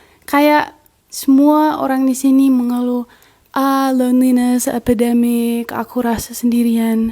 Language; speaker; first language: Indonesian; non-native, fluent; English